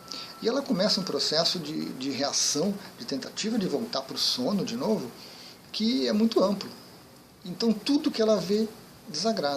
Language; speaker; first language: Portuguese; native; Portuguese